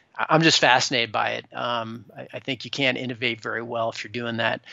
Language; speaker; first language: English; native; English